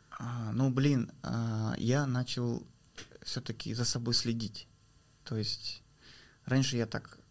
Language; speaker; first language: Russian; native; Russian